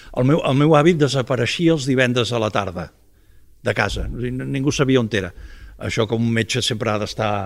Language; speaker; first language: Catalan; early bilingual, heritage; Catalan